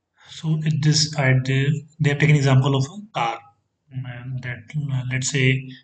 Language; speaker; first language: English; non-native, fluent; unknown